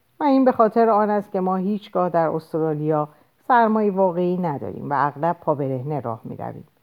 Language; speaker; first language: Persian; native; Persian